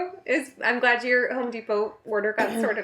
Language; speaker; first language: English; native; English